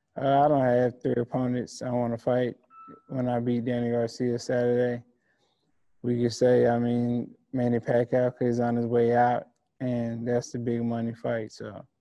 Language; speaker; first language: English; native; English